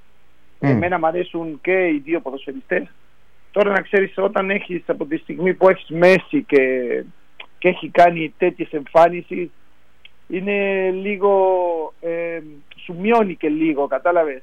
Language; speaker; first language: Greek; non-native, fluent; Spanish